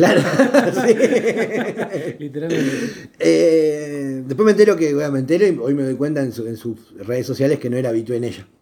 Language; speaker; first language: Spanish; native; Spanish